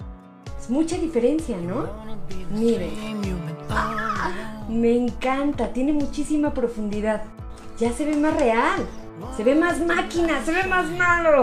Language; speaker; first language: Spanish; native; Spanish